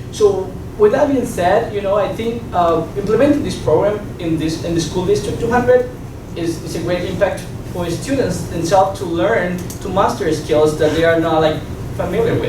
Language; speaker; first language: English; non-native, fluent; Spanish